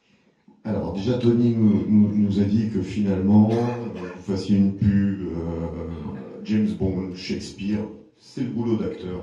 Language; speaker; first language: French; native; French